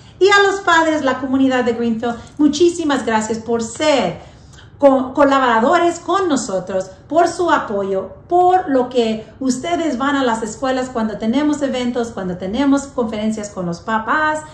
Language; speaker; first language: Spanish; early bilingual, heritage; English